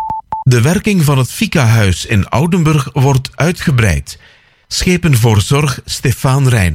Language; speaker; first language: Dutch; native; Dutch